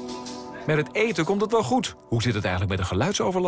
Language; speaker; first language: Dutch; native; Dutch